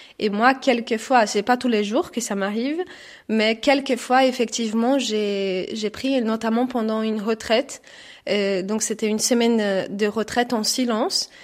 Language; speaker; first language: French; non-native, fluent; Portuguese